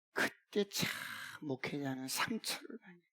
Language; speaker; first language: Korean; native; Korean